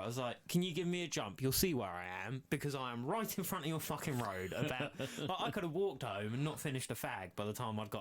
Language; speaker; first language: English; native; English